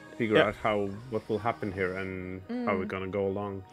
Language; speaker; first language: English; non-native, fluent; Norwegian